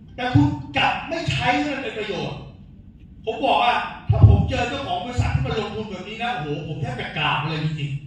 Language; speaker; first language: Thai; native; Thai